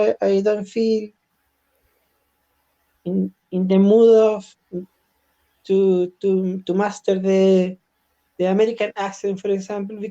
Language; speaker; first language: English; non-native, learner; Spanish